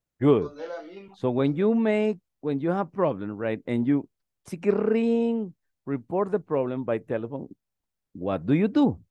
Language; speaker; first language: English; non-native, fluent; Spanish